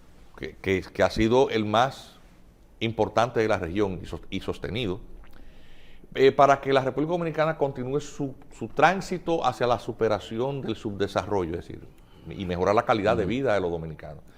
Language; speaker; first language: Spanish; native; Spanish